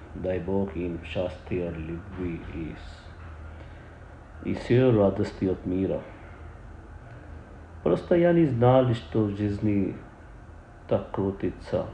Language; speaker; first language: Russian; non-native, learner; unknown